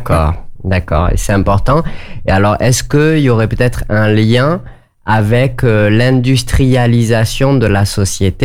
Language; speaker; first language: French; native; French